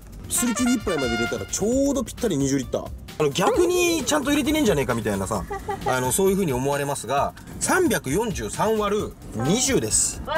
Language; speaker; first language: Japanese; native; Japanese